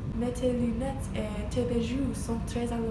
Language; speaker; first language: French; non-native, learner; English